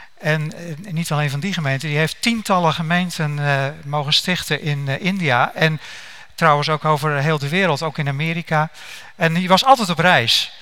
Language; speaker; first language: Dutch; native; Dutch